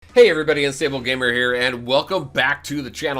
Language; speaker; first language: English; native; English